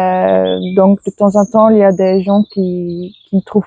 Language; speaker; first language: French; non-native, fluent; Dutch